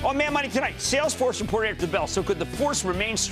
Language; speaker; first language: English; native; English